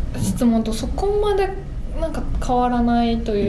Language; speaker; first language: Japanese; native; Japanese